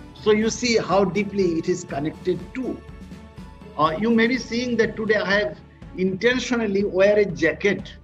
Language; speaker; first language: English; non-native, local second language; Bangla